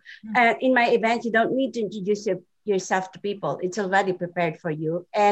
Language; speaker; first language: English; non-native, local second language; Filipino